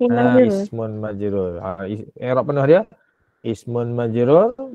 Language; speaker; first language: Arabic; non-native, fluent; Malay